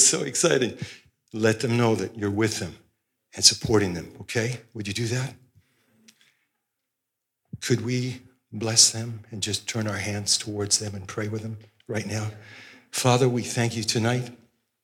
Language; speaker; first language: English; native; English